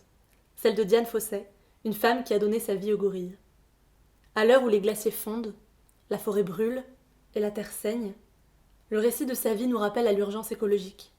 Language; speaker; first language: French; native; French